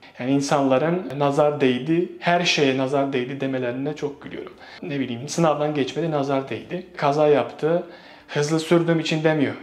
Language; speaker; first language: Turkish; non-native, fluent; Bosnian